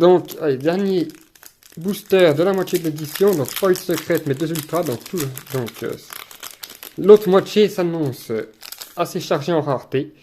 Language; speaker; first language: French; native; French